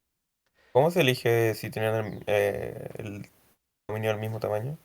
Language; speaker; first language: Spanish; native; Spanish